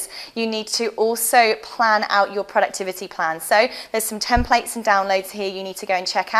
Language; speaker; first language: English; native; English